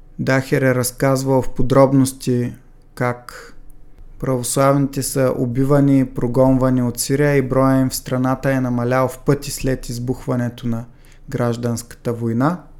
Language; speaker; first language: Bulgarian; native; Bulgarian